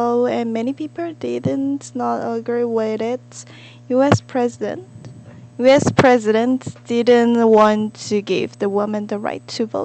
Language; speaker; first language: English; non-native, learner; Korean